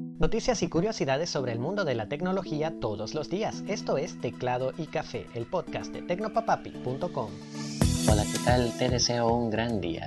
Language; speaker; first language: Spanish; native; Spanish